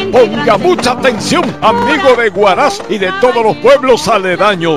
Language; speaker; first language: Spanish; native; Spanish